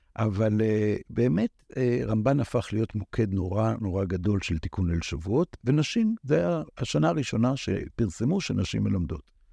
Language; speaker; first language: Hebrew; native; Hebrew